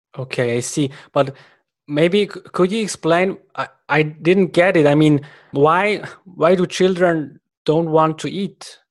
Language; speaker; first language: English; non-native, fluent; German